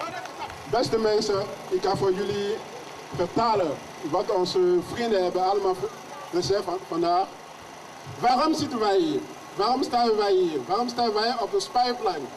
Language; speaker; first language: Dutch; non-native, learner; French